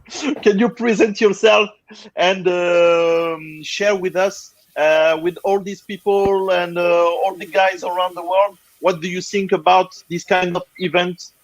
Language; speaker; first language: English; non-native, fluent; French